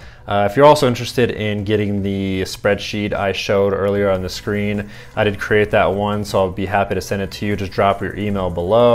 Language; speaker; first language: English; native; English